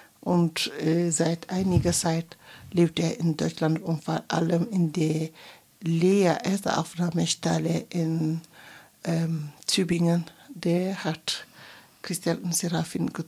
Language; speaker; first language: German; non-native, fluent; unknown